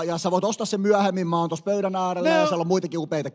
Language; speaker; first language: Finnish; native; Finnish